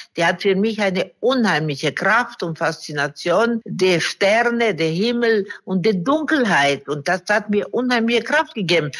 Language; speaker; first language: German; non-native, fluent; Romanian